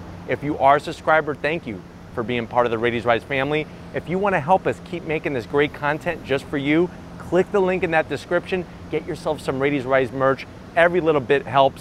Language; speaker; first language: English; native; English